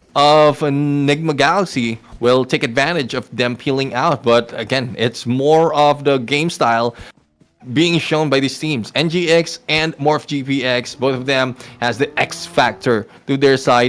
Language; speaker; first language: English; non-native, local second language; Filipino